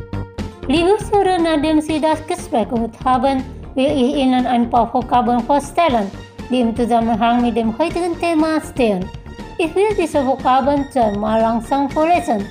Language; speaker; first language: German; non-native, fluent; Indonesian